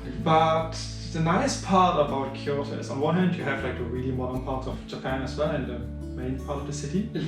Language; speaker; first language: English; non-native, fluent; German